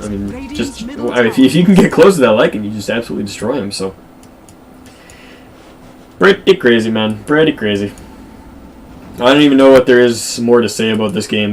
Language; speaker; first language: English; native; English